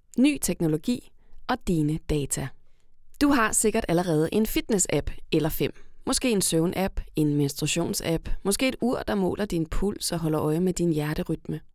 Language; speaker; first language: Danish; native; Danish